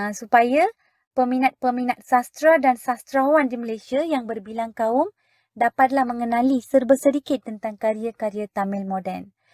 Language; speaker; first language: Malay; non-native, local second language; Tamil